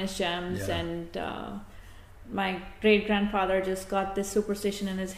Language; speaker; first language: English; non-native, local second language; Hindi